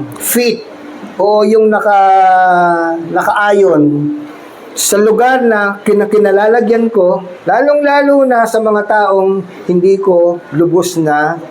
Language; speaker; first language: Filipino; native; Filipino